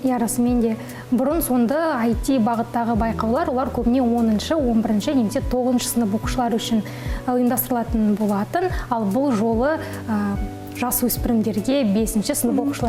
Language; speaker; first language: Kazakh; native; Kazakh